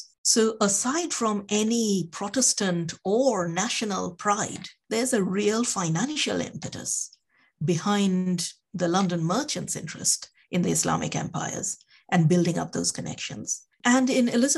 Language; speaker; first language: English; non-native, local second language; Bangla